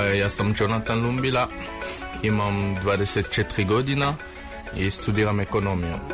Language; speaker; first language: Serbian; non-native, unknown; French